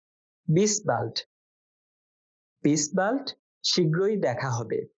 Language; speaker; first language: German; non-native, fluent; Bangla